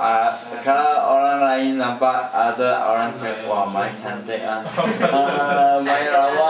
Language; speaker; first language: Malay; non-native, local second language; Chinese